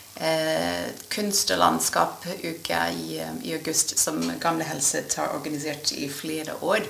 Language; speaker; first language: Norwegian; non-native, fluent; English